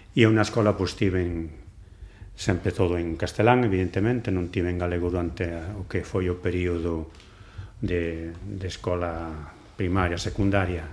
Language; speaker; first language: Galician; non-native, local second language; Spanish